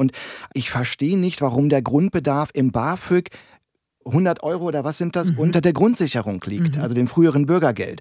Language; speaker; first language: German; native; German